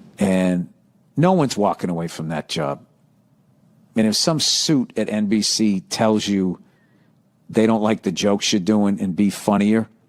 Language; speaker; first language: English; native; English